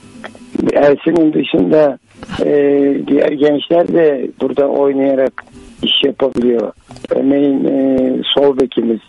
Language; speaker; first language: Turkish; native; Turkish